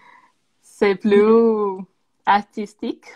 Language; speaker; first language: French; non-native, learner; Portuguese